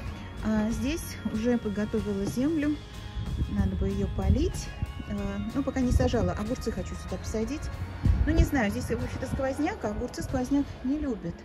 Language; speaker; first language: Russian; native; Russian